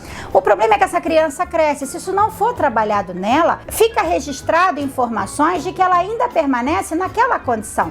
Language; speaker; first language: Portuguese; native; Portuguese